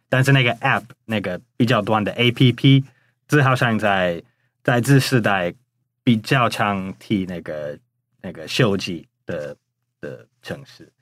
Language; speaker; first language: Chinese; non-native, fluent; English